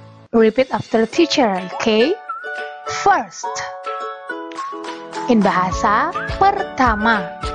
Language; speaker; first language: English; non-native, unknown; Indonesian